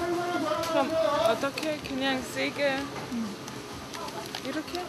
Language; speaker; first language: Korean; non-native, learner; German